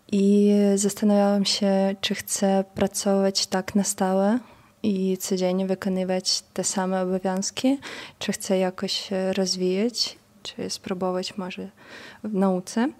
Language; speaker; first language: Polish; non-native, fluent; Russian